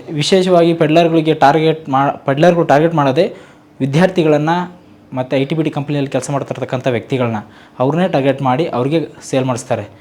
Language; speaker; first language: Kannada; native; Kannada